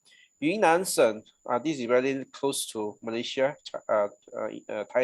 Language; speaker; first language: English; non-native, local second language; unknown